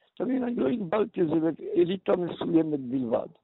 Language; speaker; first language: Hebrew; early bilingual, other home language; Polish